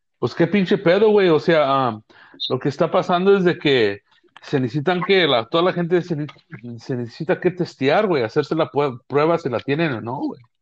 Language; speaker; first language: Spanish; early bilingual, heritage; Spanish